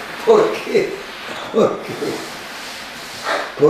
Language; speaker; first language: Spanish; native; Spanish